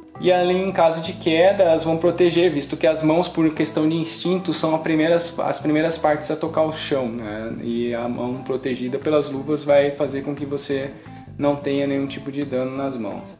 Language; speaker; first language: Portuguese; native; Portuguese